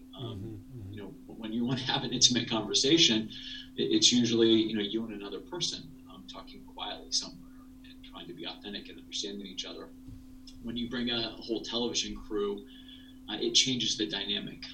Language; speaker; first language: English; native; English